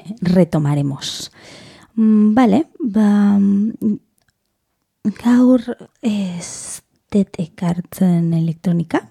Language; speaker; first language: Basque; non-native, learner; Spanish